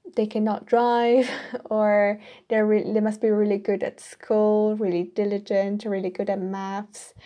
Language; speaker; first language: English; non-native, fluent; Italian